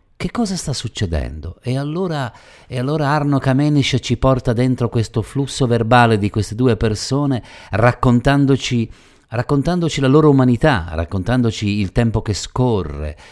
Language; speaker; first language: Italian; native; Italian